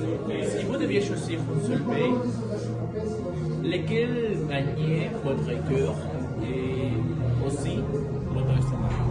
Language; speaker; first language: French; non-native, learner; Spanish